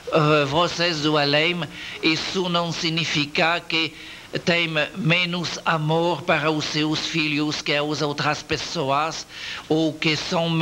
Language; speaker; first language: Portuguese; non-native, learner; French